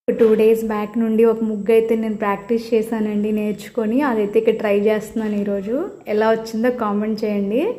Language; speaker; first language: Telugu; native; Telugu